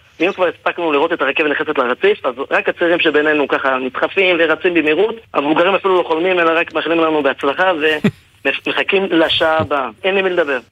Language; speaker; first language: Hebrew; native; Hebrew